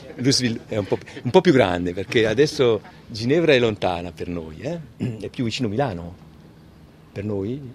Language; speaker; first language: Italian; native; Italian